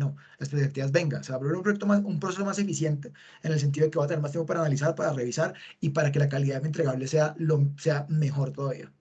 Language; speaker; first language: Spanish; native; Spanish